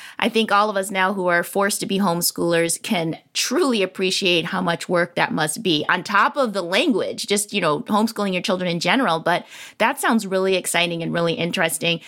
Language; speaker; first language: English; native; English